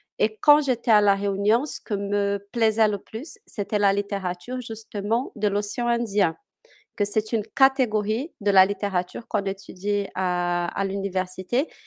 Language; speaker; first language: French; non-native, fluent; Portuguese